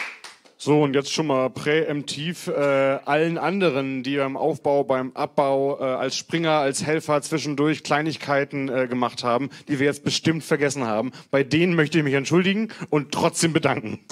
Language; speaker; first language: German; native; German